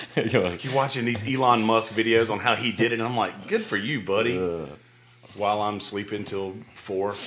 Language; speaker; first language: English; native; English